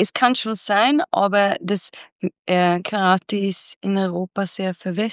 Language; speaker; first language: German; non-native, fluent; Swedish